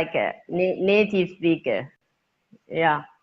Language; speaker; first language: English; non-native, learner; Thai